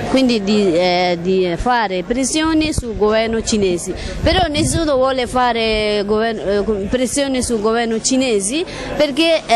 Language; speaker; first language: Italian; non-native, learner; Chinese